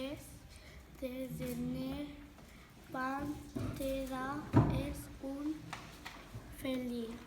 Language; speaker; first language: Catalan; non-native, local second language; Spanish